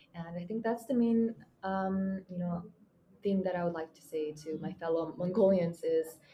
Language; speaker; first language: English; non-native, fluent; Mongolian